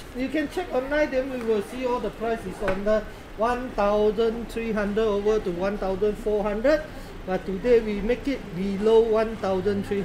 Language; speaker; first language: English; non-native, local second language; Chinese